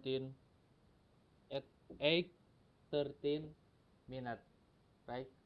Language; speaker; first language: English; non-native, learner; Indonesian